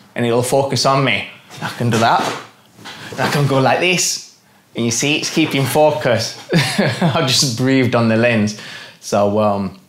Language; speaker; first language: English; native; English